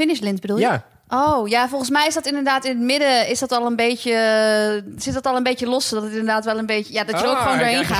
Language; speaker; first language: Dutch; native; Dutch